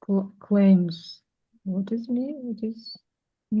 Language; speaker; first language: English; non-native, learner; Russian